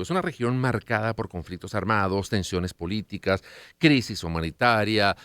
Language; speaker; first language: Spanish; native; Spanish